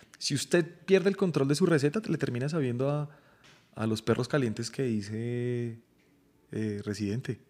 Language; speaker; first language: Spanish; native; Spanish